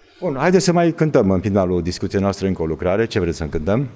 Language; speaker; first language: Romanian; native; Romanian